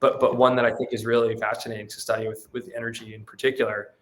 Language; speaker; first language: English; native; English